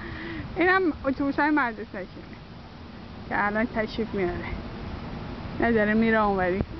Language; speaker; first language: Persian; native; Persian